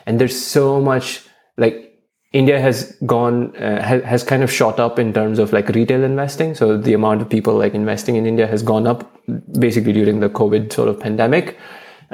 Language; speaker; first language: English; non-native, local second language; Hindi